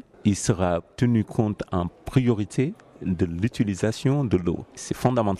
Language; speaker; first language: French; non-native, local second language; Wolof